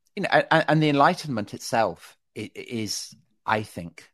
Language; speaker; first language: English; native; English